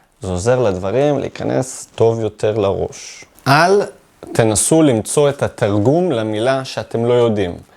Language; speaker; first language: Hebrew; native; Hebrew